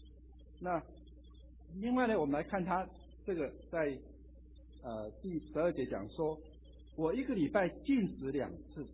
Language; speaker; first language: Chinese; native; Chinese